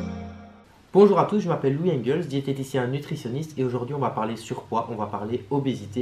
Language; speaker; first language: French; native; French